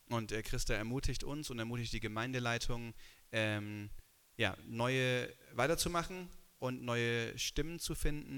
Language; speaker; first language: German; native; German